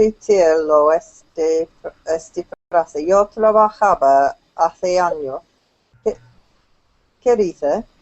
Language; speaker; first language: Spanish; non-native, learner; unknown